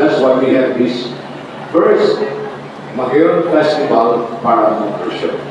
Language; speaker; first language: English; non-native, local second language; Bikol